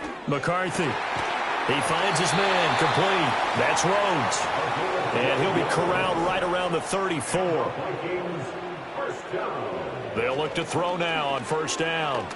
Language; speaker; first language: English; native; English